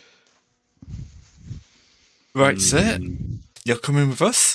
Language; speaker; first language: English; native; English